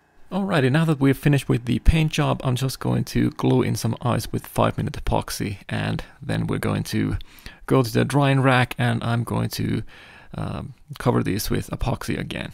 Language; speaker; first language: English; non-native, fluent; Finnish